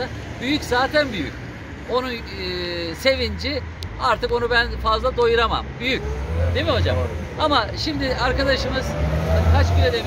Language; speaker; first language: Turkish; native; Turkish